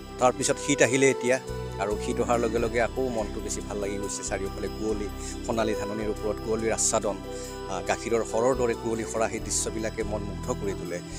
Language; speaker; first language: Assamese; native; Assamese